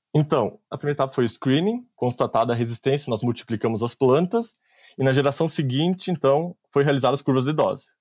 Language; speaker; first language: Portuguese; native; Portuguese